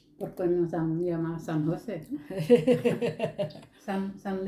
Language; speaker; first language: Spanish; non-native, learner; Indonesian